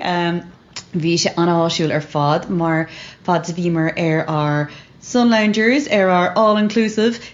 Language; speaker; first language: Irish; non-native, local second language; English